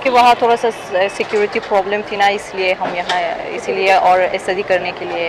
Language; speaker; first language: Hindi; non-native, fluent; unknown